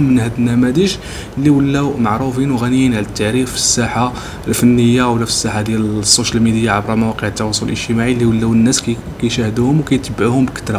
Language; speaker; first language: Arabic; native; Arabic